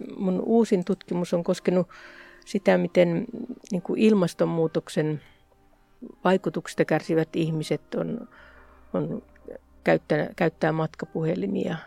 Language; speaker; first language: Finnish; native; Finnish